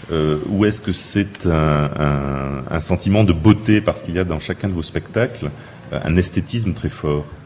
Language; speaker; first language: French; native; French